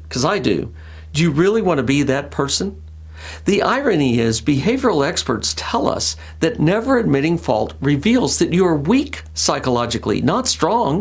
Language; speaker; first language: English; native; English